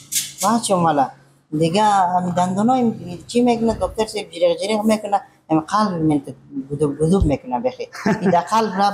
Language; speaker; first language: Persian; non-native, local second language; Hazaragi